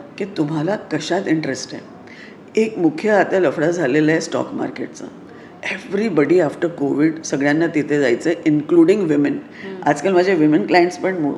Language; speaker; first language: Marathi; non-native, local second language; Sindhi